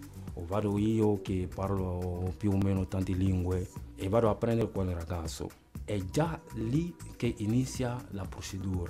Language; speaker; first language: Italian; non-native, fluent; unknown